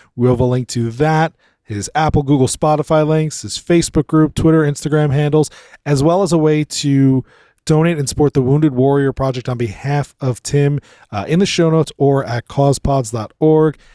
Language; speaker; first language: English; native; English